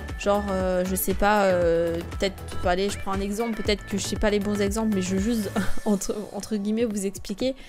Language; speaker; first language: French; native; French